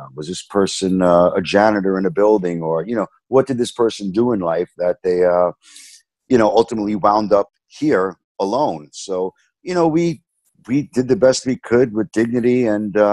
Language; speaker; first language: English; native; English